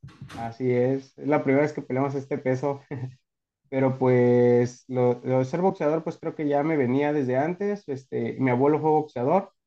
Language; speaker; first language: Spanish; native; Spanish